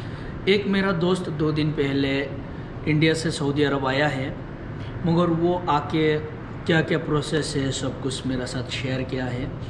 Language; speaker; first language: Hindi; non-native, local second language; Bangla